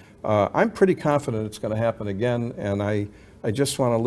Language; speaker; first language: English; native; English